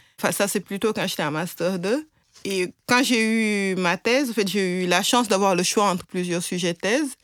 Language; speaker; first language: French; non-native, local second language; Wolof